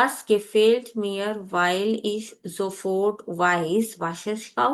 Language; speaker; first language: German; non-native, fluent; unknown